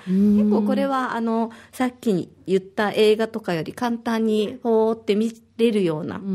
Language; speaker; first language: Japanese; native; Japanese